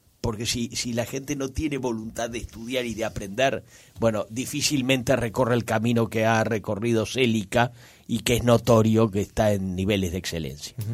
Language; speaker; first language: Spanish; native; Spanish